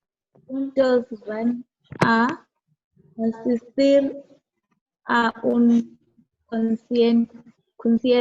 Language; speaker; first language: Spanish; non-native, learner; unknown